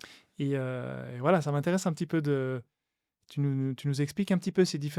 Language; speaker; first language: French; native; French